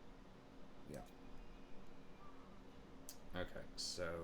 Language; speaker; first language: English; native; English